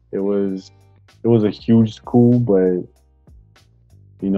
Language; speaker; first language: English; non-native, fluent; Bulgarian